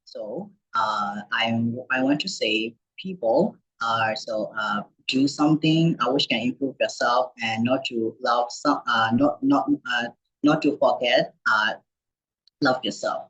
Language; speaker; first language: English; non-native, learner; Burmese